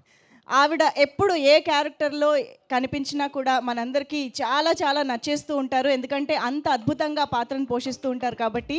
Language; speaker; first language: Telugu; native; Telugu